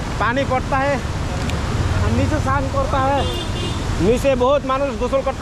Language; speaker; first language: Hindi; non-native, local second language; Bangla